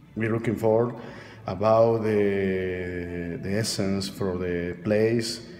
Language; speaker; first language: English; non-native, learner; Spanish